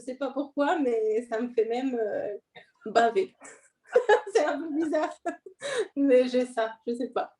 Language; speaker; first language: French; non-native, fluent; Spanish